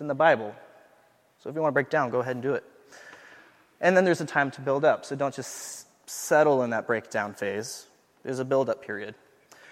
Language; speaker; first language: English; native; English